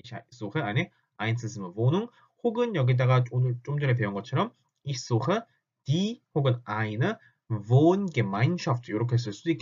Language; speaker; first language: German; non-native, fluent; Korean